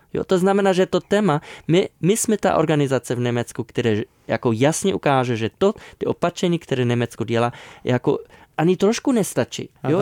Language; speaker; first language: Czech; non-native, fluent; German